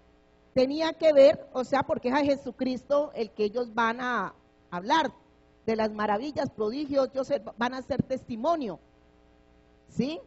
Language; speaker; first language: Spanish; native; Spanish